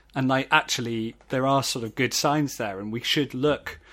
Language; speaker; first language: English; native; English